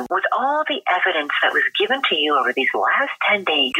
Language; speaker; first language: English; native; English